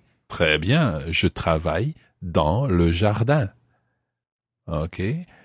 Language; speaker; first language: French; non-native, fluent; English